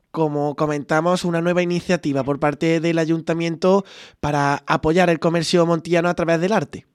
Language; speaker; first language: Spanish; native; Spanish